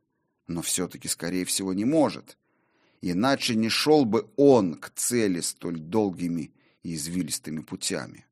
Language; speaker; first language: Russian; native; Russian